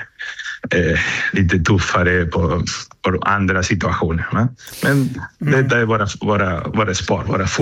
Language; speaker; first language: Swedish; non-native, learner; Spanish